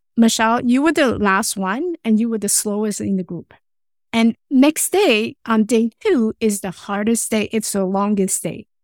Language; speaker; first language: English; non-native, fluent; Chinese